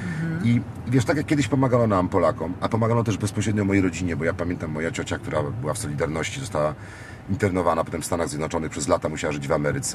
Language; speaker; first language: Polish; native; Polish